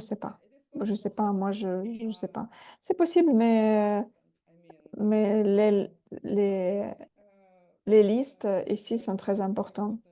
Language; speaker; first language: French; non-native, fluent; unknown